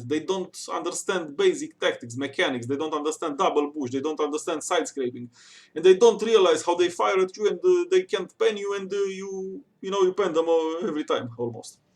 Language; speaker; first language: English; non-native, fluent; Romanian